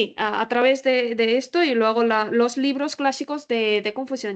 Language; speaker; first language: Spanish; non-native, learner; Korean